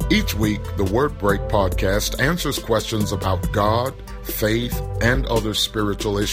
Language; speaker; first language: English; native; English